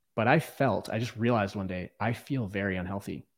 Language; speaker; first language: English; native; English